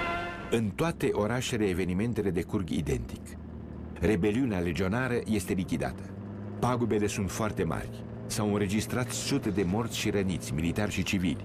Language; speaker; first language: Romanian; native; Romanian